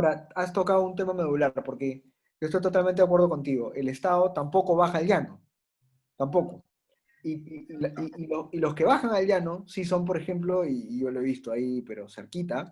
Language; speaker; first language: Spanish; native; Spanish